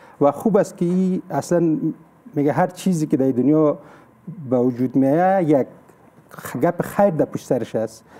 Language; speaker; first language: Persian; native; Persian